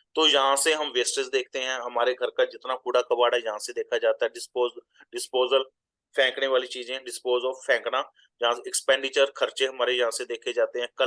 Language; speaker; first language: Hindi; non-native, local second language; Punjabi